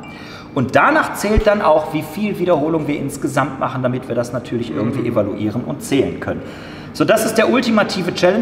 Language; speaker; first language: German; native; German